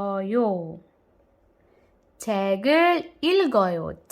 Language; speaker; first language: Korean; non-native, fluent; Filipino